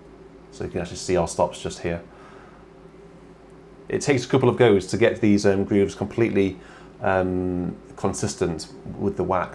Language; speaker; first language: English; native; English